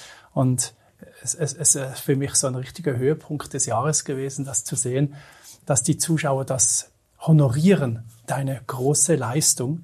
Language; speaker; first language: German; native; German